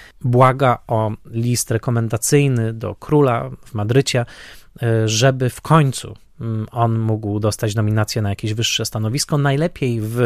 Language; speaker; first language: Polish; native; Polish